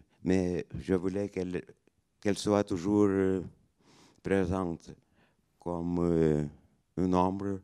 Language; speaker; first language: French; non-native, fluent; Lithuanian